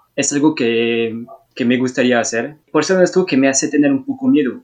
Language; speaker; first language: Spanish; non-native, learner; French